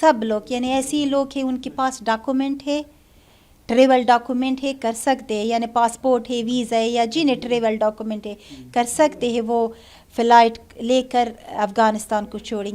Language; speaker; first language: Hindi; non-native, learner; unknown